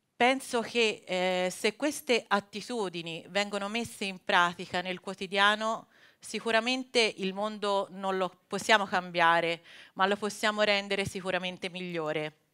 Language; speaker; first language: Italian; native; Italian